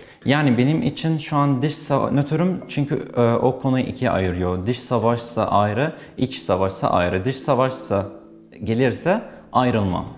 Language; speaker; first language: Turkish; non-native, fluent; Arabic